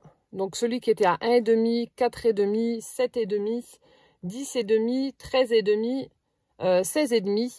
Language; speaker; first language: French; native; French